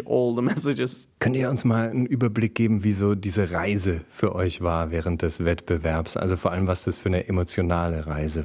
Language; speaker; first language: German; native; German